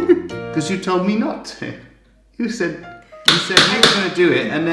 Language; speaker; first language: English; native; English